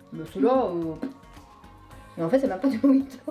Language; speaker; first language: French; native; French